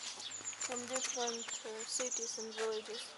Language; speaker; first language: English; non-native, learner; Ukrainian